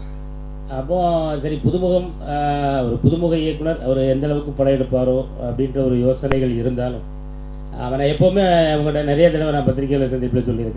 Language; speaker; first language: Tamil; native; Tamil